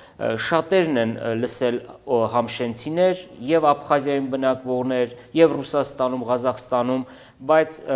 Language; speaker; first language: Armenian; native; Armenian